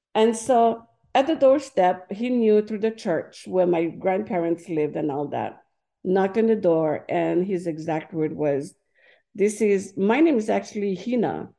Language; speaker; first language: English; non-native, fluent; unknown